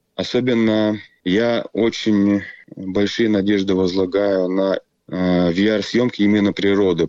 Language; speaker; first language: Russian; native; Russian